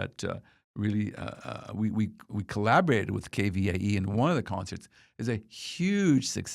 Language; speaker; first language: English; native; English